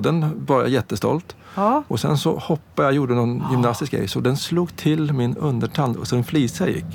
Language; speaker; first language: Swedish; native; Swedish